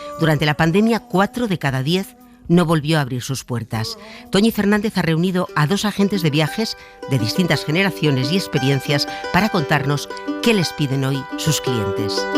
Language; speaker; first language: Spanish; native; Spanish